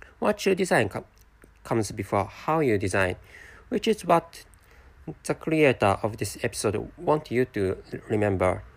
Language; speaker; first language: English; non-native, fluent; Japanese